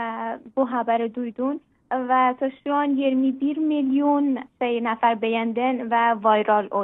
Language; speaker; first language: Turkish; non-native, learner; Persian